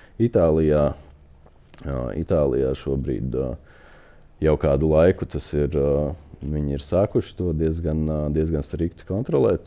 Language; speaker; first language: Latvian; native; Latvian